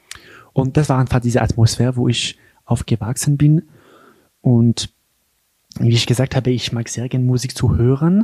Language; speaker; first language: German; non-native, local second language; French